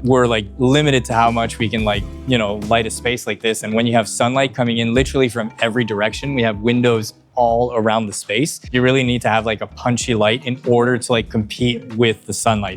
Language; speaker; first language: English; native; English